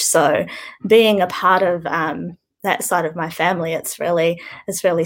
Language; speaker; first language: English; native; English